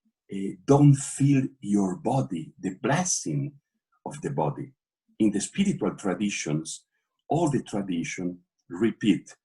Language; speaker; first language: English; non-native, learner; Portuguese